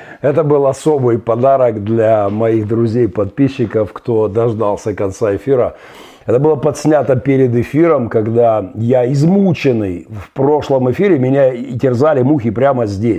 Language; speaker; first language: Russian; native; Russian